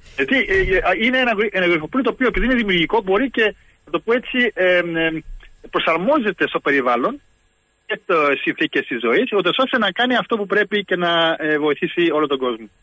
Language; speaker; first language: Greek; early bilingual, heritage; Greek